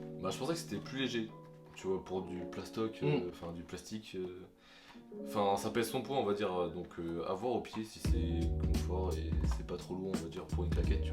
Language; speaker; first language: French; native; French